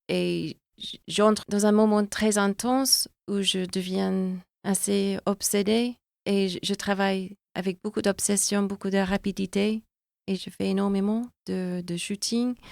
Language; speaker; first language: French; non-native, fluent; English